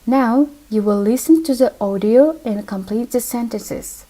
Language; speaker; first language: English; non-native, fluent; Kazakh